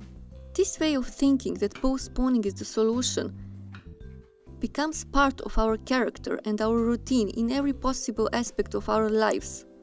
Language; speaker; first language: English; non-native, fluent; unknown